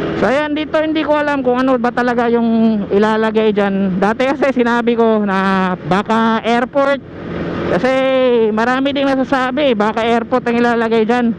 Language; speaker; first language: Filipino; non-native, local second language; Cebuano